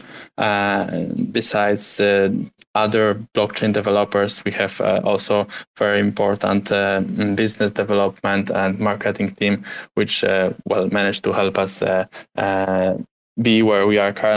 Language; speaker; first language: English; non-native, fluent; Polish